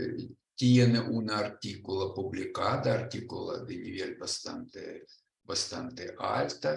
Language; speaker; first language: Spanish; non-native, learner; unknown